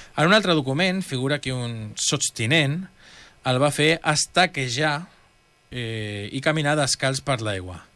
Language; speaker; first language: Catalan; native; Catalan